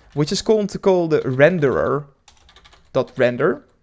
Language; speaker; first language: English; non-native, fluent; Dutch